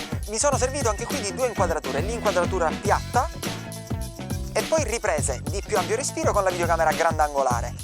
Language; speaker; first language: Italian; native; Italian